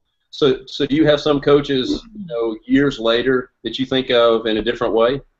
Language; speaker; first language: English; native; English